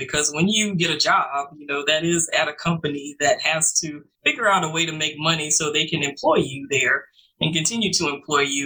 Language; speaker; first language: English; native; English